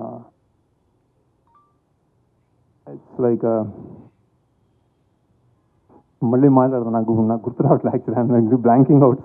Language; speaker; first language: Telugu; native; Telugu